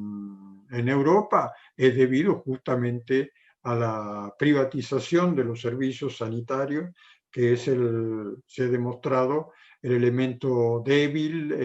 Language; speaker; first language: Spanish; non-native, fluent; Italian